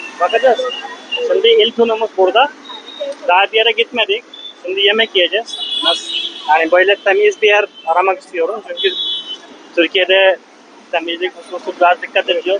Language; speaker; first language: Turkish; non-native, fluent; Hindi